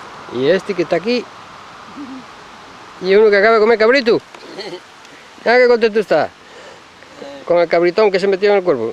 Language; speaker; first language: Spanish; native; Spanish